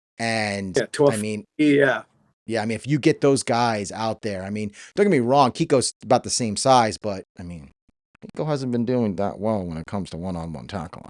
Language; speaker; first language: English; native; English